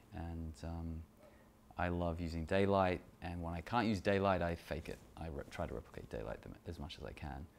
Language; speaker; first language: English; native; English